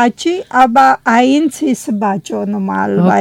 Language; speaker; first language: German; non-native, learner; Italian